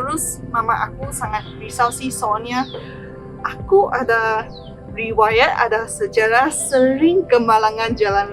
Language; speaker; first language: Indonesian; non-native, fluent; Chinese